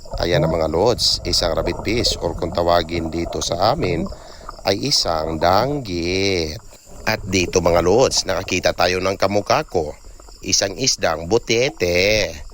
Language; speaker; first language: Filipino; non-native, local second language; Cebuano